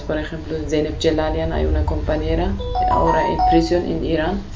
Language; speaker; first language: Spanish; non-native, learner; Kurdish